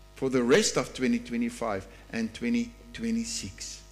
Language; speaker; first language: English; non-native, local second language; Afrikaans